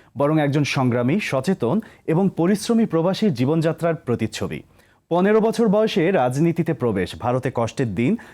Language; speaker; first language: Bangla; native; Bangla